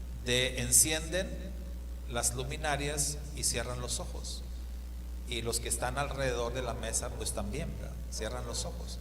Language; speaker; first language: Spanish; native; Spanish